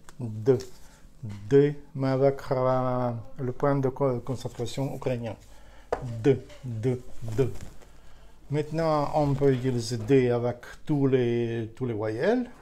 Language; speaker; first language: French; non-native, learner; Ukrainian